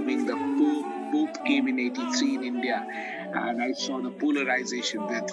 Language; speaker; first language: English; non-native, local second language; Bangla